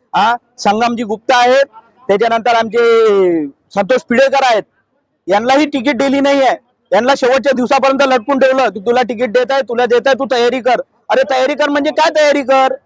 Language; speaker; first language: Marathi; non-native, local second language; Hindi